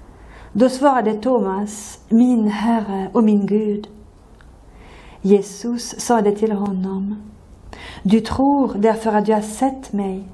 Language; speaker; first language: Swedish; non-native, fluent; French